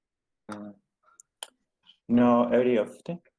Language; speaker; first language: English; non-native, learner; Spanish